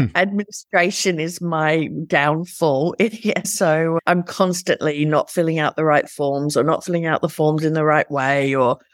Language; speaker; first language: English; native; English